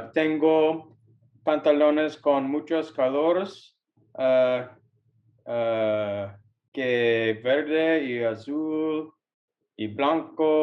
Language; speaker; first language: Spanish; non-native, learner; English